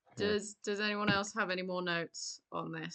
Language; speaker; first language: English; native; English